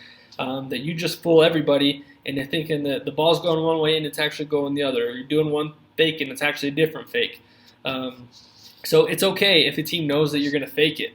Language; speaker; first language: English; native; English